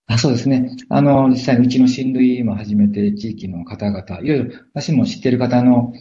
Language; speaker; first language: Japanese; native; Japanese